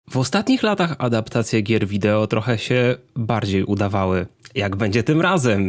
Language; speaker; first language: Polish; native; Polish